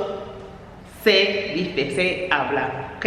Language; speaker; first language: Spanish; non-native, fluent; English